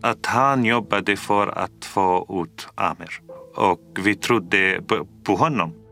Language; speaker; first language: Swedish; non-native, fluent; Arabic